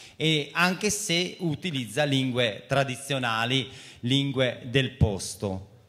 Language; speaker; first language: Italian; native; Italian